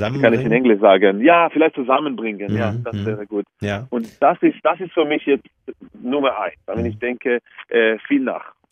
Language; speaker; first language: German; non-native, fluent; Hebrew